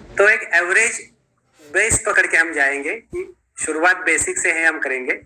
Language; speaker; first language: Hindi; non-native, local second language; Marathi